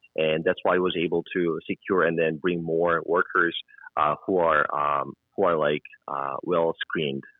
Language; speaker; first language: English; non-native, fluent; Korean